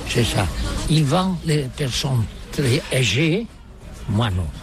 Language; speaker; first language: French; non-native, learner; Catalan